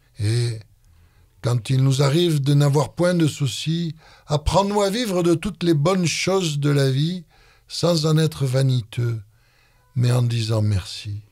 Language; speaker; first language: French; native; French